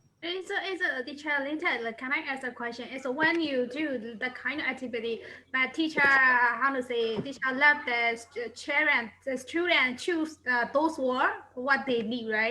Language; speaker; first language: English; non-native, learner; Burmese